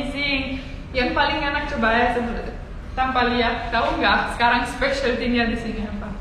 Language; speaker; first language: Indonesian; non-native, fluent; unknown